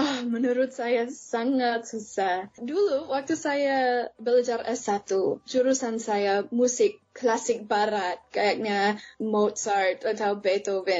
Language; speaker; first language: Indonesian; non-native, fluent; English